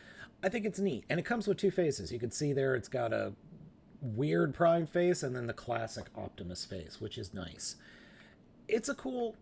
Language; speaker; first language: English; native; English